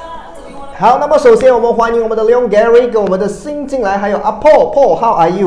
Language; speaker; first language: Chinese; native; Chinese